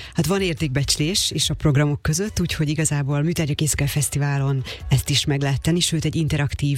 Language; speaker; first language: Hungarian; native; Hungarian